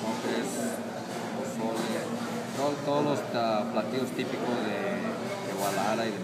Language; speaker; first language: Spanish; early bilingual, heritage; Spanish